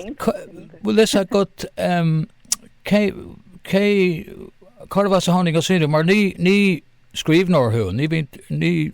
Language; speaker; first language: Irish; non-native, local second language; English